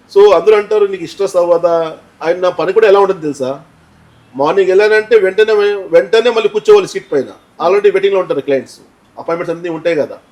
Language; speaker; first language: Telugu; non-native, fluent; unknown